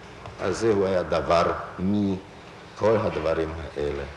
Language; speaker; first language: Hebrew; non-native, fluent; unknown